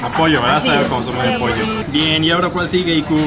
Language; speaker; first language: Spanish; native; Spanish